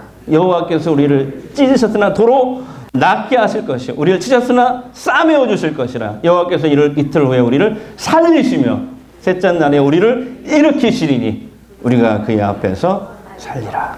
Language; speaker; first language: Korean; native; Korean